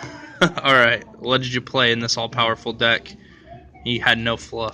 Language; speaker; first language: English; native; English